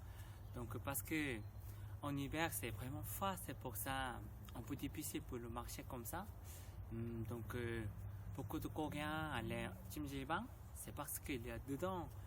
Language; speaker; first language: French; non-native, learner; Korean